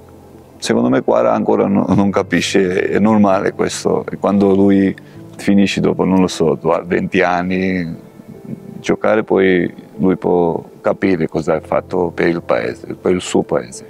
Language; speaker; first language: Italian; non-native, fluent; Georgian